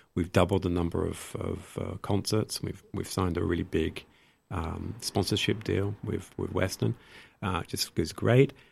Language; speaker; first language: English; native; English